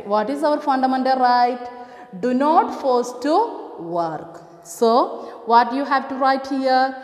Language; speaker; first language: English; non-native, local second language; Malayalam